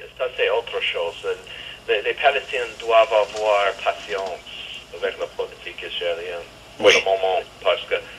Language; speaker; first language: French; non-native, learner; English